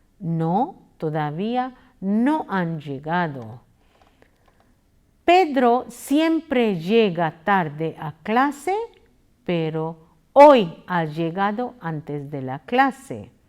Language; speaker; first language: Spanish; non-native, fluent; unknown